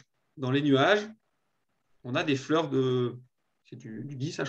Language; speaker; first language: French; native; French